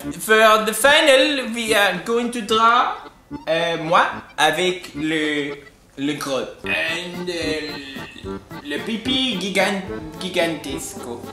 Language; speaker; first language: English; non-native, fluent; Swedish